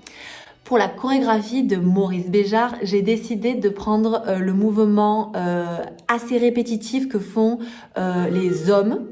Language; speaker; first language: French; native; French